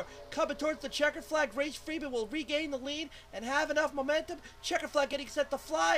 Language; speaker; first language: English; native; English